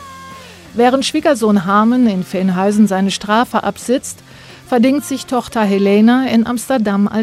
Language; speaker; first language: German; native; German